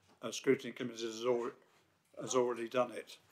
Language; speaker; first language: English; native; English